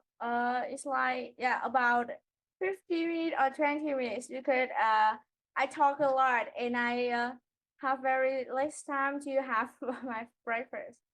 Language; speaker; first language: English; non-native, learner; Vietnamese